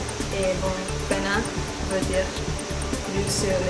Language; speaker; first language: French; non-native, learner; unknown